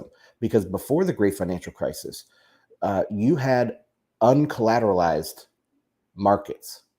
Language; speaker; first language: English; native; English